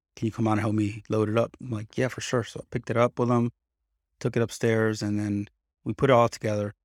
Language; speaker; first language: English; early bilingual, other home language; Spanish